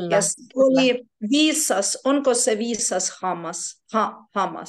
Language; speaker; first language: Finnish; non-native, learner; Ukrainian